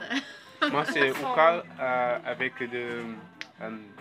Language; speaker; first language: French; non-native, learner; Portuguese